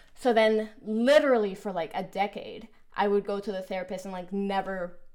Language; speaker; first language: English; early bilingual, other home language; Spanish